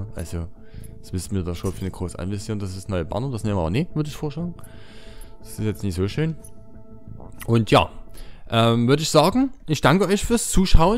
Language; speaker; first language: German; native; German